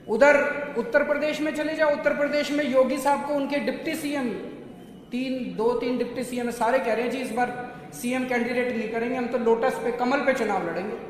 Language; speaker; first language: Hindi; native; Hindi